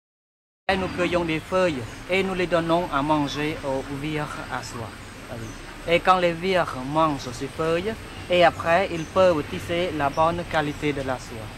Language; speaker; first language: French; non-native, fluent; Khmer